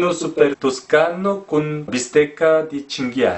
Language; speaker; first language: Italian; non-native, learner; Korean